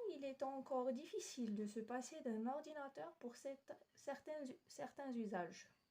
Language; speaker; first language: French; non-native, local second language; Arabic